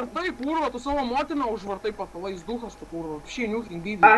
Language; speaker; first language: Lithuanian; native; Lithuanian